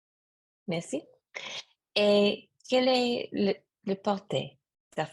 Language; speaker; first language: French; non-native, learner; English